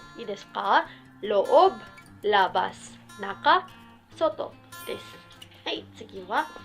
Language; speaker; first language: Japanese; non-native, fluent; Cebuano